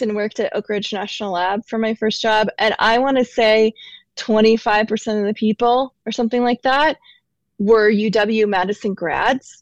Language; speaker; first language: English; native; English